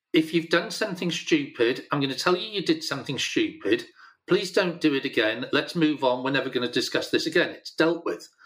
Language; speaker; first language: English; native; English